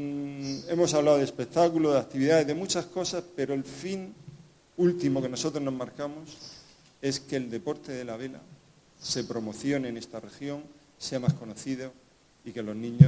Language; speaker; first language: Spanish; native; Spanish